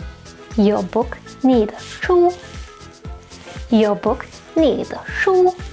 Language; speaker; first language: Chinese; non-native, fluent; German